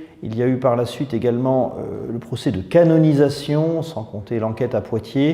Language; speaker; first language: French; native; French